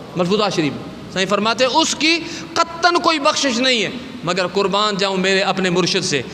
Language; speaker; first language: Urdu; non-native, local second language; Sindhi